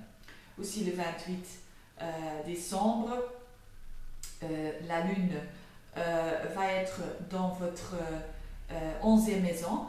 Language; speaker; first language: French; non-native, fluent; Dutch